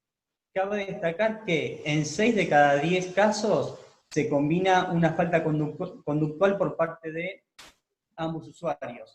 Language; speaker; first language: Spanish; native; Spanish